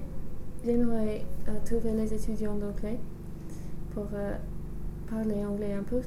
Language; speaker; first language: French; non-native, learner; English